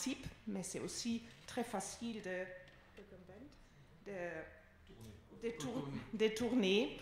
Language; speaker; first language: French; non-native, fluent; German